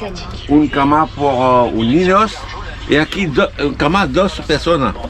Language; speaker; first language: Spanish; non-native, learner; French